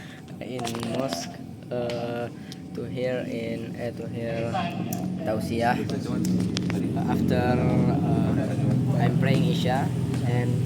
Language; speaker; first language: English; non-native, learner; Indonesian